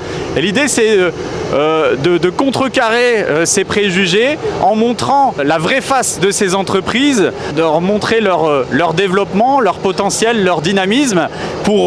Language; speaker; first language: French; native; French